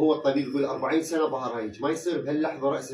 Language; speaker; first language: Arabic; native; Arabic